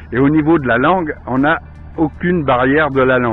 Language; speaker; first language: French; native; French